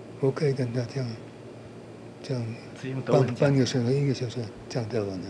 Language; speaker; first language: Chinese; non-native, learner; German